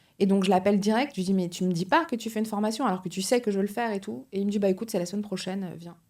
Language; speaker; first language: French; early bilingual, other home language; Portuguese